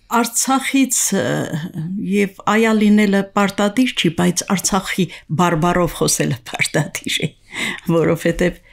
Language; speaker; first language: Armenian; native; Armenian